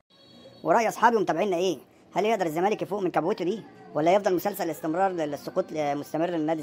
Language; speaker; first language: Arabic; native; Arabic